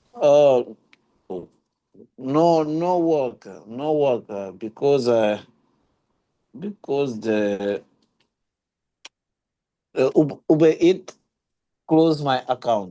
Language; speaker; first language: English; non-native, learner; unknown